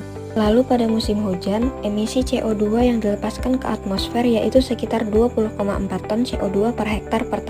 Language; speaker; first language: Indonesian; native; Indonesian